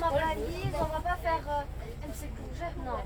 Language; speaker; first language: French; native; French